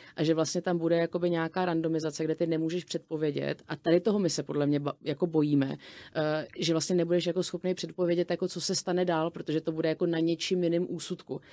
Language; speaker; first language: Czech; native; Czech